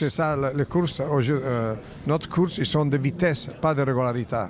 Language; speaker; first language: French; non-native, fluent; Italian